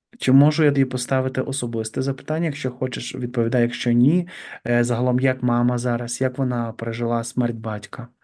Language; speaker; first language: Ukrainian; native; Ukrainian